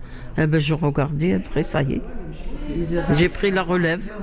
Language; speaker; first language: French; non-native, learner; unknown